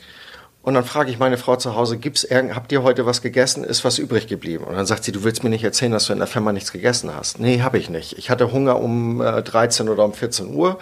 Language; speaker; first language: German; native; German